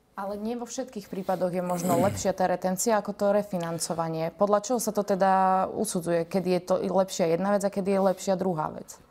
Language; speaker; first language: Slovak; native; Slovak